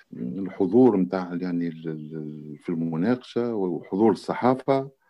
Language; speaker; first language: Arabic; native; Arabic